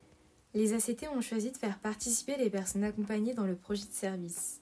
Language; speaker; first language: French; native; French